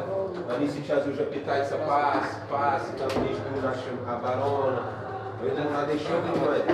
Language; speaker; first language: Russian; non-native, fluent; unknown